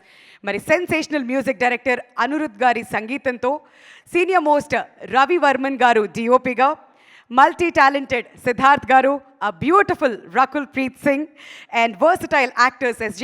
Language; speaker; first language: Telugu; native; Telugu